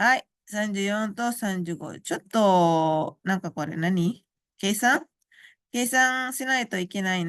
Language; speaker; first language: Japanese; non-native, fluent; Indonesian